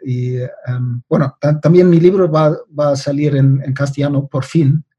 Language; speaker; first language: Spanish; non-native, fluent; German